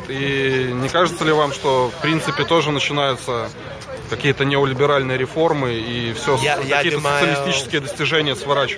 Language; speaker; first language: Russian; native; Russian